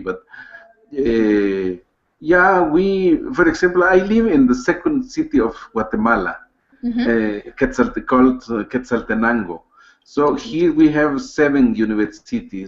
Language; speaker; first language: English; non-native, learner; Spanish